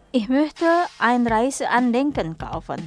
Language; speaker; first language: German; non-native, fluent; Indonesian